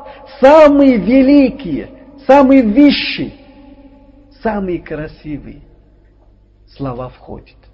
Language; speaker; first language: Russian; non-native, learner; Uzbek